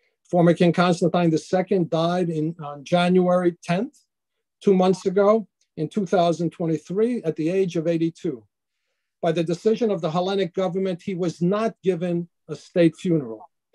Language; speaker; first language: English; native; English